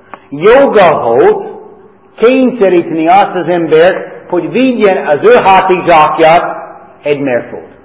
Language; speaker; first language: Hungarian; non-native, fluent; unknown